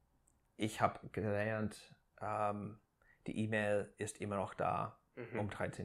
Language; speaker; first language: German; non-native, fluent; English